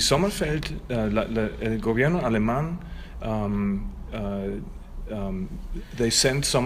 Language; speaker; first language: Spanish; non-native, learner; German